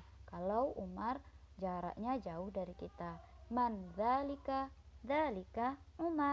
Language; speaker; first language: Indonesian; native; Indonesian